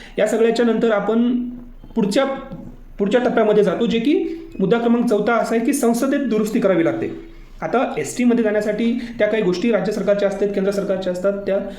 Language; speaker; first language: Marathi; non-native, local second language; Lambadi